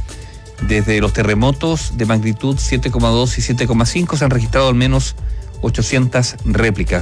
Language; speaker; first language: Spanish; native; Spanish